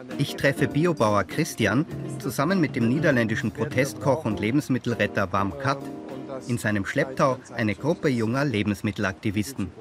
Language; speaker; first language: German; native; German